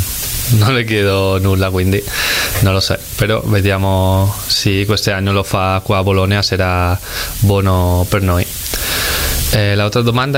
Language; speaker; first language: Italian; non-native, fluent; Spanish